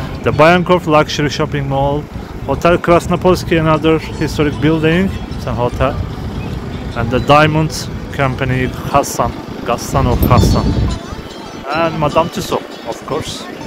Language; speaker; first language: English; non-native, fluent; Turkish